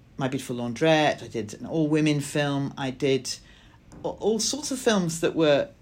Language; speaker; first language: English; native; English